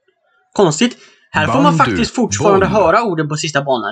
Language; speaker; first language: Swedish; native; Swedish